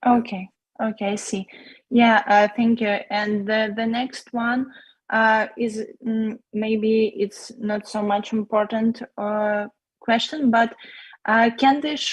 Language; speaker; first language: English; non-native, learner; Russian